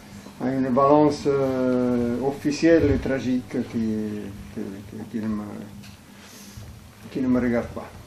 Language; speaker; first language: French; non-native, fluent; Italian